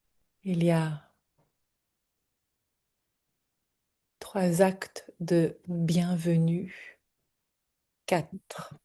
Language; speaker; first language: French; native; French